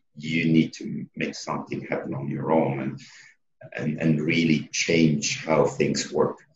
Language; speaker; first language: English; non-native, fluent; Italian